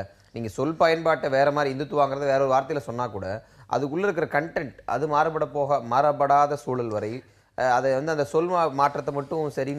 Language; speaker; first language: Tamil; native; Tamil